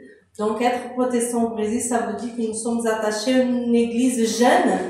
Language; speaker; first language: French; non-native, fluent; Portuguese